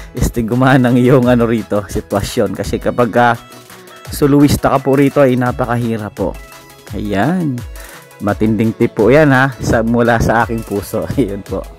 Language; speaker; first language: Filipino; non-native, local second language; Cebuano